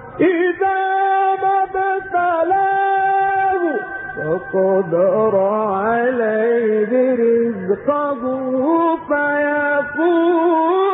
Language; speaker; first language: Arabic; native; Arabic